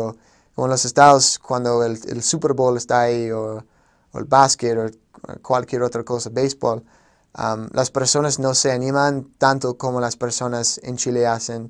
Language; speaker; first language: Spanish; non-native, fluent; English